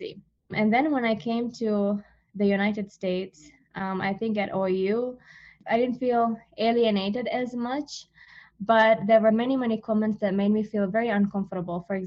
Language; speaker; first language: English; non-native, fluent; Divehi